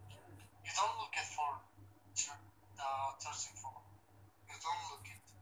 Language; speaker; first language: English; non-native, learner; Romany